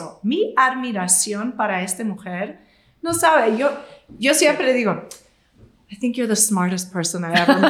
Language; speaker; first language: Spanish; non-native, fluent; English